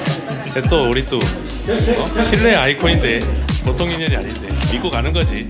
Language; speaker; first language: Korean; native; Korean